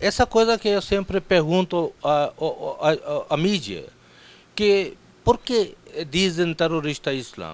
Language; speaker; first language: Portuguese; non-native, fluent; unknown